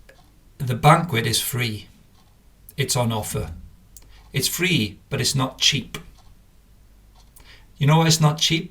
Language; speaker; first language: English; native; English